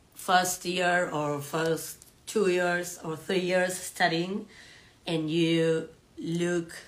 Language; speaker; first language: English; non-native, fluent; Spanish